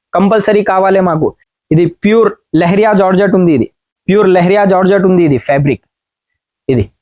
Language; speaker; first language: Telugu; non-native, learner; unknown